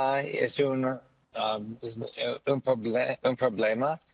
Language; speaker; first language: Spanish; non-native, learner; English